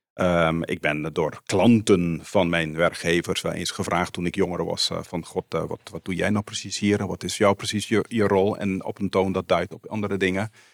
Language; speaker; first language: Dutch; non-native, local second language; Papiamento